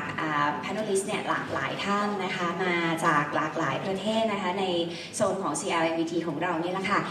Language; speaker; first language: Thai; native; Thai